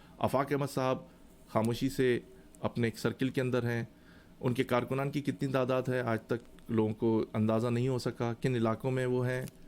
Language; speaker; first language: Urdu; native; Urdu